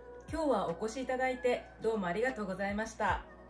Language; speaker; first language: Japanese; native; Japanese